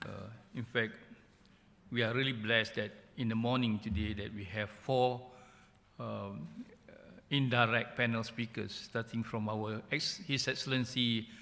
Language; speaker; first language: English; non-native, local second language; Malay